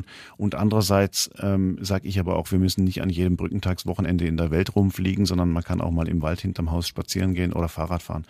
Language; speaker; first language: German; native; German